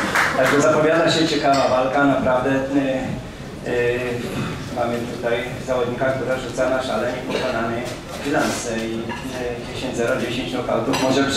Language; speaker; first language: Polish; native; Polish